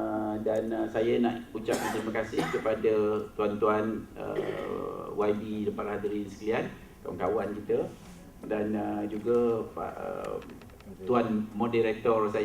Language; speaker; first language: Malay; native; Malay